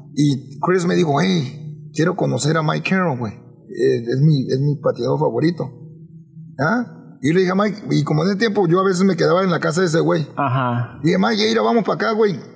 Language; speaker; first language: Spanish; early bilingual, heritage; Spanish